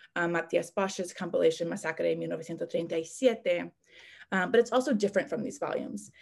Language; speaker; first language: English; native; English